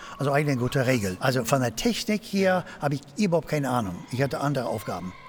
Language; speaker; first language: German; non-native, fluent; English